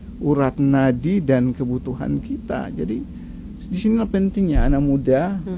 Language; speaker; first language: Indonesian; native; Indonesian